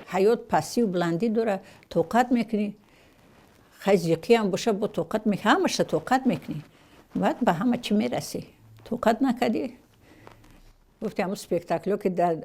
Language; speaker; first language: Tajik; non-native, local second language; Russian